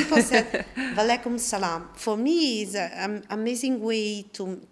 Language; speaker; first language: English; non-native, learner; Italian